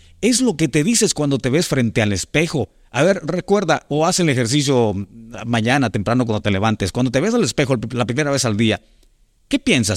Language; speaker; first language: Spanish; native; Spanish